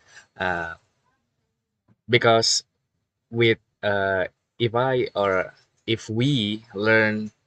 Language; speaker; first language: English; non-native, learner; Indonesian